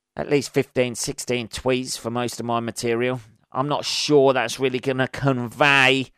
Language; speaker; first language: English; native; English